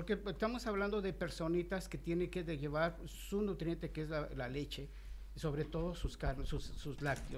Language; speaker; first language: Spanish; native; Spanish